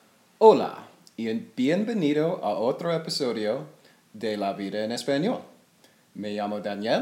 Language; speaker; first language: Spanish; non-native, learner; English